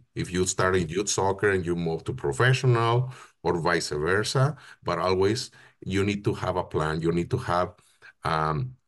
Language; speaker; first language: English; non-native, fluent; Spanish